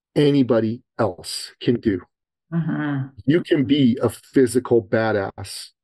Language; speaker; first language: English; early bilingual, other home language; Persian